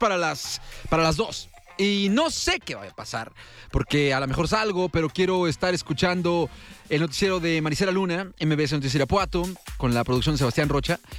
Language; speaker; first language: Spanish; native; Spanish